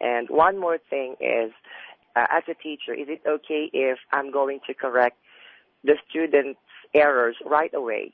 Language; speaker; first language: English; non-native, local second language; Filipino